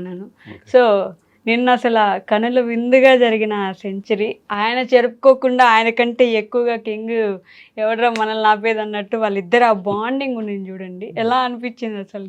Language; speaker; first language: Telugu; native; Telugu